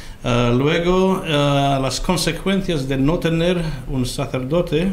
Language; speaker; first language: Spanish; non-native, fluent; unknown